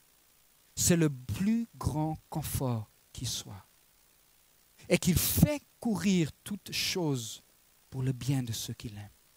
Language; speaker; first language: French; native; French